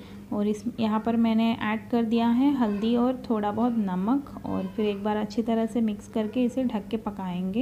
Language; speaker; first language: Hindi; native; Hindi